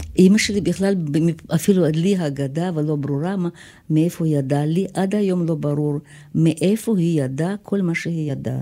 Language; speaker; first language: Hebrew; non-native, fluent; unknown